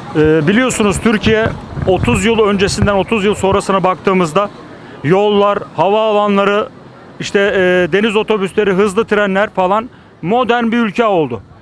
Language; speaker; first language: Turkish; native; Turkish